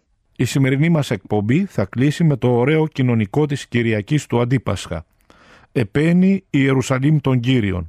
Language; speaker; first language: Greek; native; Greek